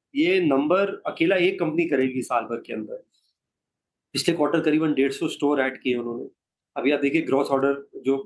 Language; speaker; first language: Hindi; native; Hindi